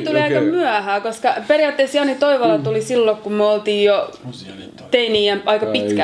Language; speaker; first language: Finnish; early bilingual, other home language; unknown